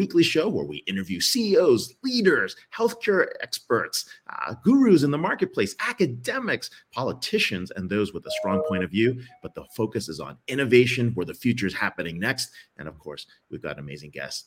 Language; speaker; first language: English; native; English